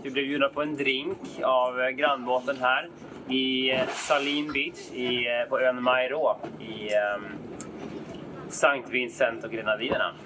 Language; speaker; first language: Swedish; native; Swedish